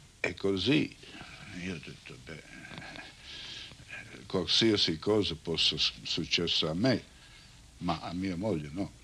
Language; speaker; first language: Italian; non-native, learner; English